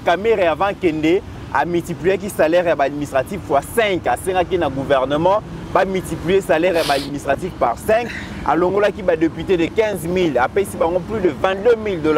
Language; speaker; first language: French; non-native, local second language; Lingala